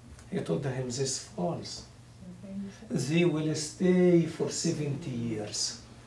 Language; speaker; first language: English; non-native, fluent; Arabic